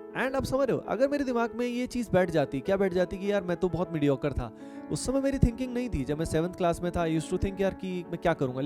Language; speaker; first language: Hindi; native; Hindi